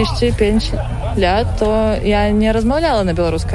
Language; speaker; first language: Polish; non-native, learner; Russian